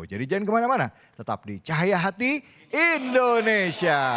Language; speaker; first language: Indonesian; native; Indonesian